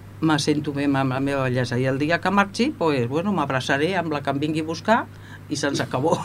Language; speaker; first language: Catalan; native; Catalan